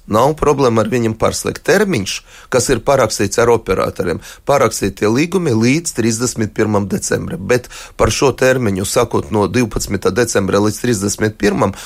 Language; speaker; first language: Latvian; non-native, local second language; Russian